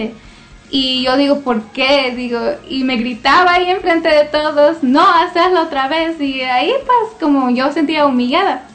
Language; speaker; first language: Spanish; early bilingual, heritage; Spanish